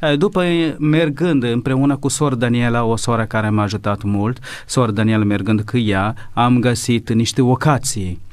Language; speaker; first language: Romanian; non-native, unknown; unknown